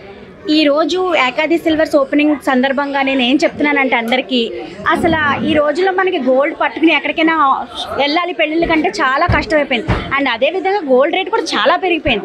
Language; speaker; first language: Telugu; native; Telugu